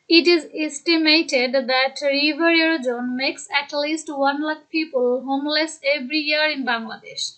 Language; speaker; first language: English; non-native, local second language; Bangla